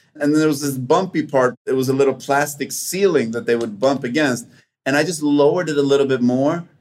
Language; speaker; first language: English; non-native, fluent; Swedish